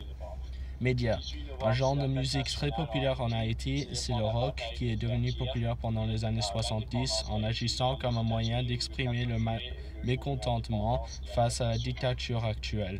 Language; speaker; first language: French; non-native, learner; English